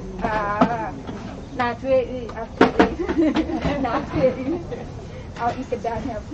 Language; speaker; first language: Dutch; non-native, learner; Thai